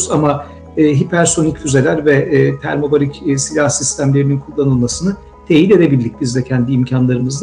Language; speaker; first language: Turkish; native; Turkish